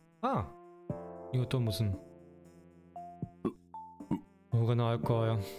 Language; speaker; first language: Korean; non-native, learner; German